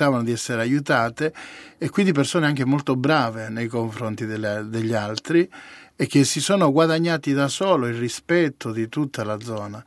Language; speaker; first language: Italian; native; Italian